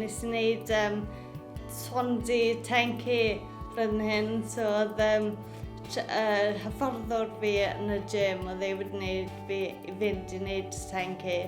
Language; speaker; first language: Welsh; native; Welsh